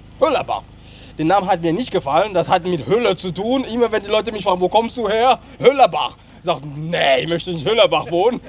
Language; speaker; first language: German; non-native, fluent; French